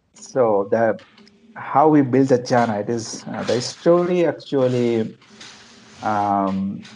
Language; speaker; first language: English; non-native, local second language; Bangla